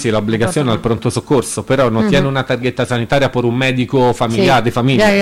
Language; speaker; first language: Spanish; non-native, learner; Italian